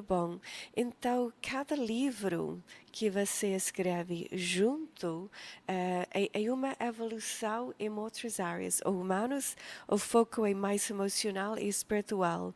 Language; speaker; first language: Portuguese; non-native, fluent; English